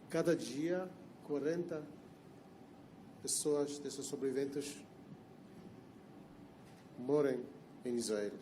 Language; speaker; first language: Portuguese; non-native, fluent; Hebrew